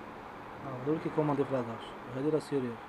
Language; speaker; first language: Arabic; native; Arabic